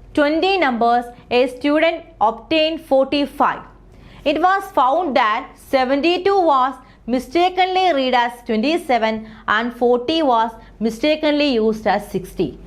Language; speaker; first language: English; non-native, local second language; Malayalam